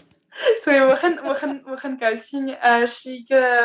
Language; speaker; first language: Chinese; non-native, learner; French